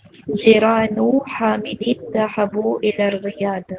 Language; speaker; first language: Arabic; non-native, learner; Filipino